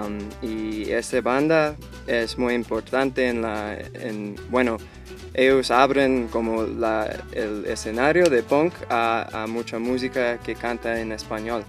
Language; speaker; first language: Spanish; non-native, fluent; English